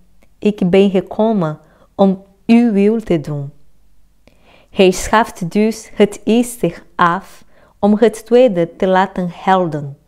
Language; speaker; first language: Dutch; non-native, fluent; Portuguese